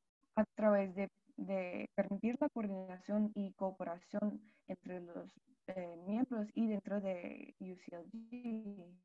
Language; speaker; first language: Spanish; non-native, fluent; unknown